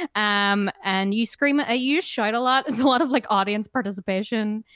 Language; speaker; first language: English; native; English